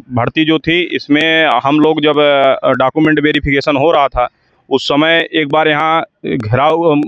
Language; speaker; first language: Hindi; native; Hindi